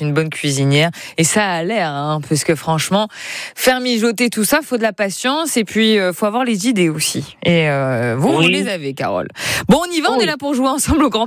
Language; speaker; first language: French; native; French